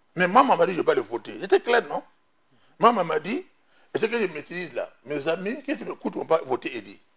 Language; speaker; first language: French; non-native, local second language; Mossi